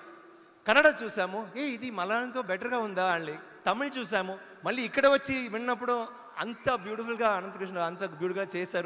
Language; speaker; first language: Telugu; non-native, fluent; Tamil